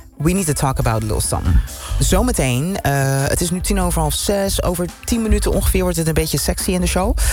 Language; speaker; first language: Dutch; native; Dutch